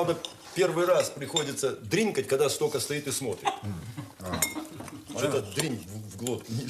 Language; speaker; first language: Russian; native; Russian